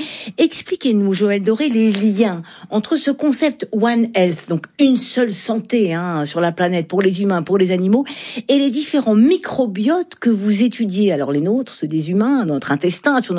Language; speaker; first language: French; native; French